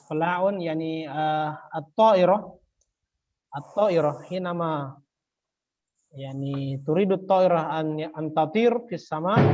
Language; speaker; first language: Arabic; non-native, fluent; Indonesian